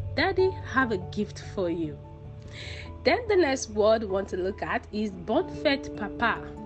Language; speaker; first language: English; non-native, local second language; Yoruba